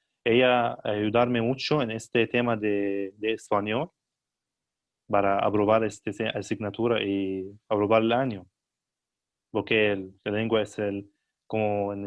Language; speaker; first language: Spanish; non-native, learner; Arabic